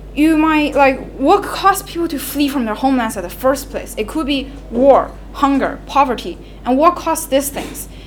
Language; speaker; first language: English; non-native, fluent; Chinese